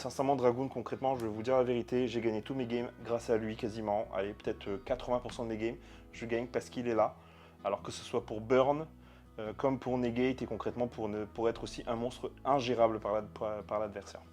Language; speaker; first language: French; native; French